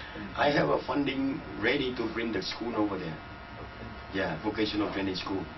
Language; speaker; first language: English; non-native, learner; Vietnamese